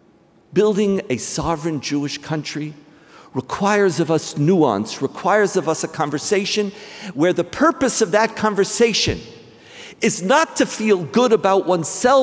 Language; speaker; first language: English; native; English